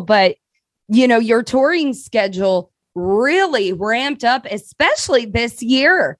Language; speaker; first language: English; native; English